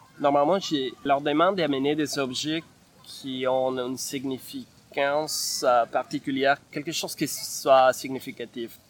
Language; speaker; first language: French; non-native, fluent; Spanish